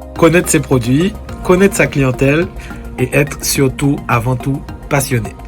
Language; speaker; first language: French; native; French